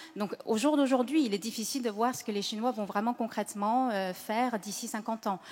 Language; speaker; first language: French; non-native, fluent; Chinese